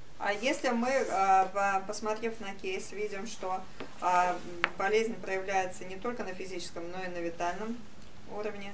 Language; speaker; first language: Russian; native; Russian